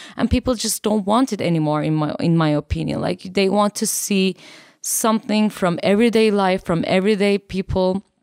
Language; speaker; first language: English; non-native, fluent; Turkish